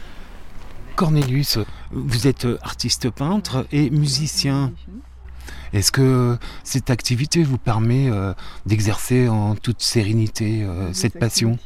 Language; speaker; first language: French; native; French